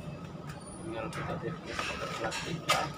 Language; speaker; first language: Indonesian; native; Indonesian